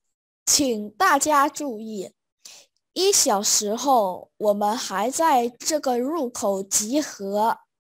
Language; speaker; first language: Chinese; non-native, fluent; Vietnamese